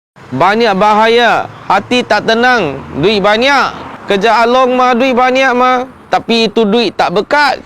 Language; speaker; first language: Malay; non-native, local second language; Chinese